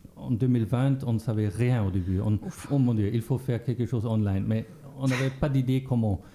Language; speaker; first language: French; non-native, local second language; Luxembourgish